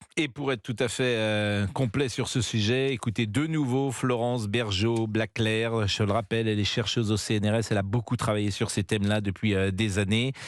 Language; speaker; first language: French; native; French